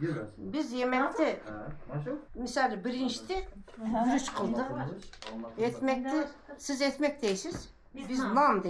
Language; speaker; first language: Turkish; non-native, local second language; Kyrgyz